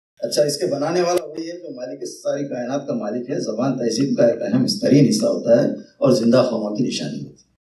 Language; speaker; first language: Urdu; native; Urdu